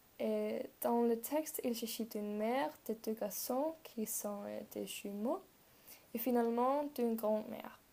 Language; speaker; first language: French; non-native, learner; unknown